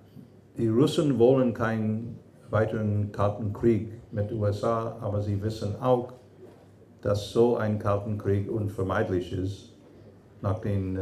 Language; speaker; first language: German; non-native, fluent; English